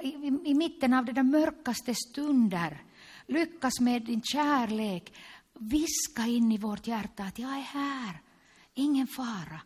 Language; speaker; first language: Swedish; non-native, local second language; Finnish